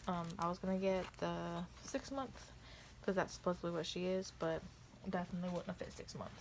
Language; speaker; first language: English; native; English